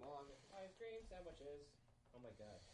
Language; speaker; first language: English; native; English